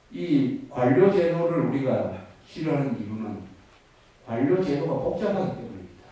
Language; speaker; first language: Korean; native; Korean